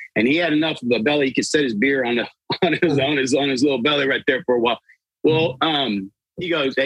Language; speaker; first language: English; native; English